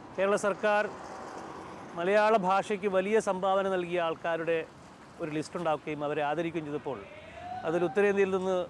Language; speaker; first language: Malayalam; native; Malayalam